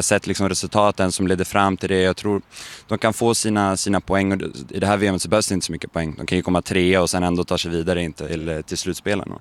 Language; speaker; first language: Swedish; early bilingual, other home language; English